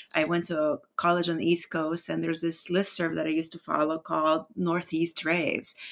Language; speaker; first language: English; non-native, fluent; Greek